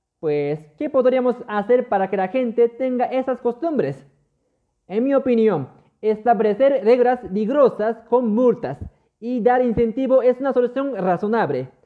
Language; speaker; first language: Spanish; non-native, fluent; Japanese